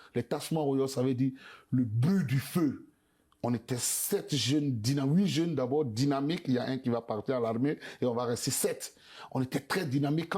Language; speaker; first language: French; non-native, local second language; Bambara